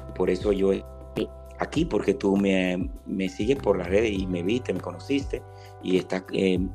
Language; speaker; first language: Spanish; native; Spanish